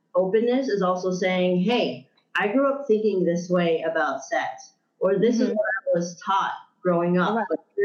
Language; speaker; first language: English; native; English